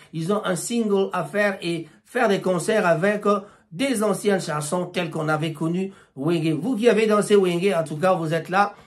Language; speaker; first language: French; non-native, local second language; Lingala